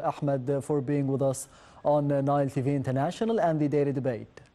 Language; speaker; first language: English; non-native, fluent; Arabic